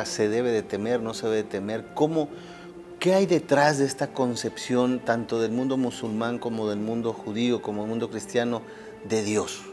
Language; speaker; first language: Spanish; native; Spanish